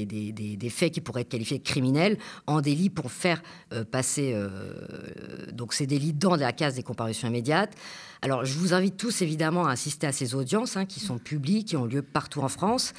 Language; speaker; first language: French; native; French